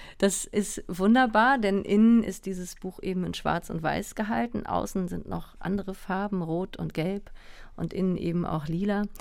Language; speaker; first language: German; native; German